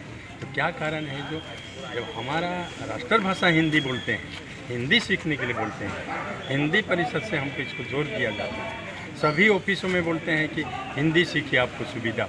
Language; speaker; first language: Hindi; non-native, local second language; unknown